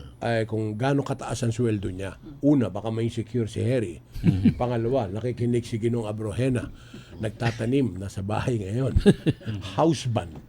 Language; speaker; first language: Filipino; non-native, local second language; Pampanga